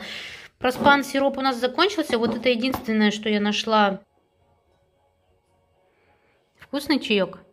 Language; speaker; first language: Russian; native; Russian